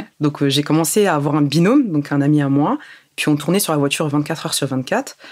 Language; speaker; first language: French; early bilingual, other home language; Arabic